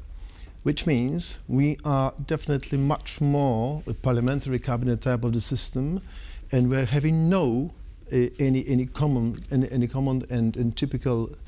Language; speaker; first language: English; non-native, fluent; Polish